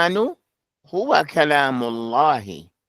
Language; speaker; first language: Arabic; non-native, fluent; English